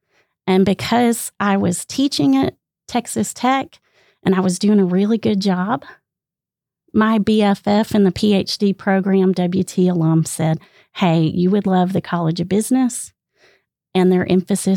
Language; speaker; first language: English; native; English